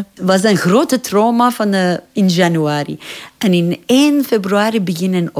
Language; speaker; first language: Dutch; non-native, fluent; Persian